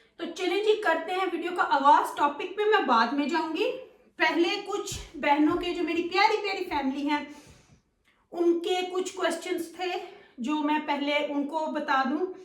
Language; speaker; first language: Hindi; native; Hindi